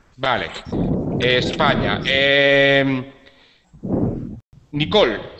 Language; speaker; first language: Spanish; native; Spanish